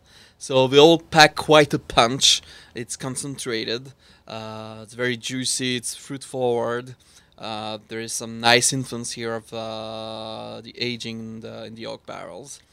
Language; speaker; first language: English; non-native, fluent; French